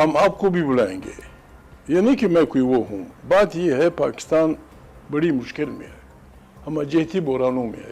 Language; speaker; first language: Urdu; non-native, local second language; Pashto